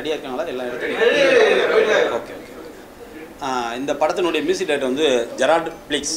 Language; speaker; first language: Tamil; native; Tamil